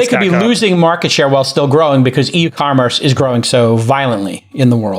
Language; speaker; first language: English; native; English